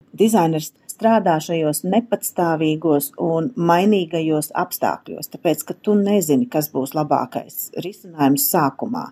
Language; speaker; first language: Latvian; native; Latvian